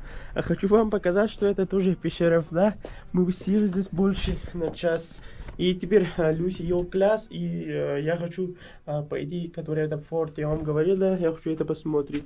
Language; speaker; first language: Russian; non-native, learner; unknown